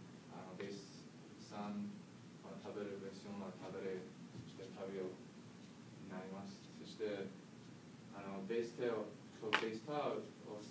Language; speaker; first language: Japanese; non-native, learner; English